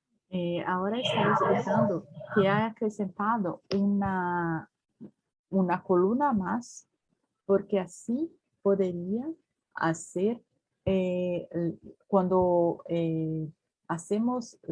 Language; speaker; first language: Spanish; non-native, learner; Portuguese